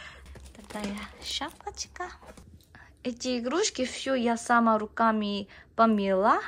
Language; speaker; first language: Russian; non-native, learner; Korean